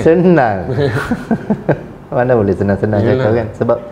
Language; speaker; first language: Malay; non-native, local second language; Tamil